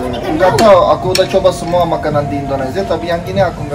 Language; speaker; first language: Indonesian; non-native, fluent; Turkish